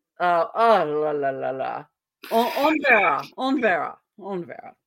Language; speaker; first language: French; non-native, learner; English